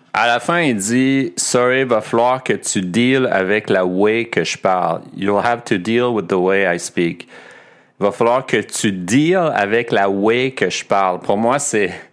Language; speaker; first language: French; native; French